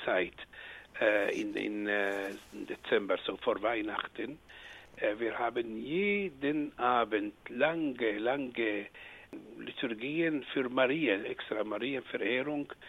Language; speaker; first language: German; non-native, fluent; Arabic